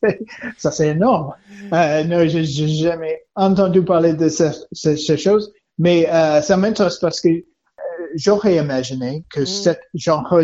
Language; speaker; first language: French; non-native, learner; English